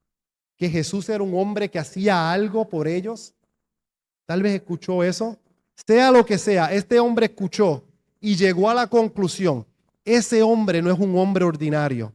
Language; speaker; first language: Spanish; native; Spanish